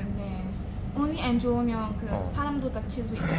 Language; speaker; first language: Korean; non-native, learner; Burmese